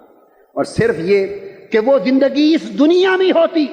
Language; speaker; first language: Urdu; native; Urdu